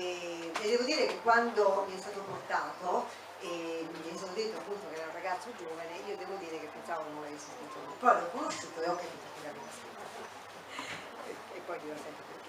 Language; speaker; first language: Italian; native; Italian